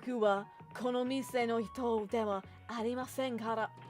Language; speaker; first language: Japanese; non-native, learner; English